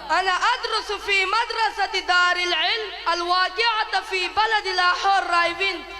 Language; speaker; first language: Arabic; non-native, learner; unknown